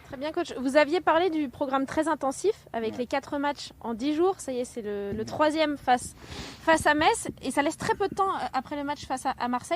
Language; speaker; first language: French; native; French